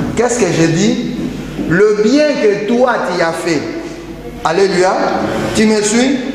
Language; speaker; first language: French; non-native, local second language; Lingala